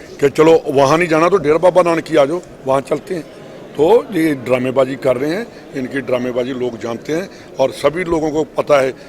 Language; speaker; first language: Urdu; non-native, local second language; Punjabi